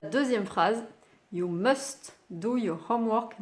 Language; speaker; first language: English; non-native, fluent; French